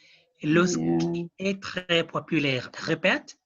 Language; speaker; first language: French; non-native, fluent; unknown